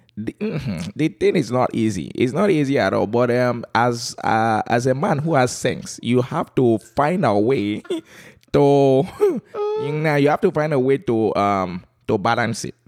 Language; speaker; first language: English; non-native, local second language; Yoruba